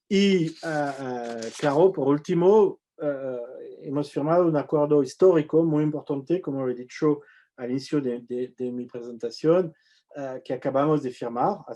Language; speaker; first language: Spanish; non-native, fluent; French